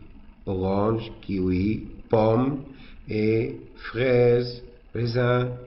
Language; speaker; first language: French; non-native, fluent; Arabic